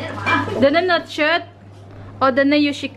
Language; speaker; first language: Swedish; non-native, learner; Indonesian